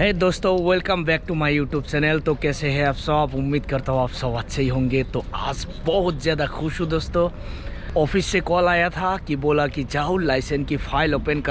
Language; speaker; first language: Hindi; non-native, local second language; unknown